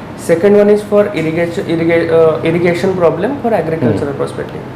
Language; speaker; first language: English; non-native, local second language; Odia